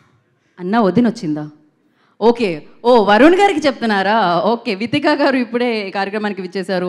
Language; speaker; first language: Telugu; native; Telugu